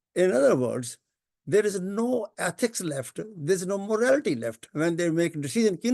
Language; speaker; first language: English; non-native, local second language; Punjabi